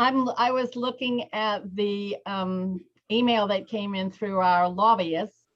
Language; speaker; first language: English; native; English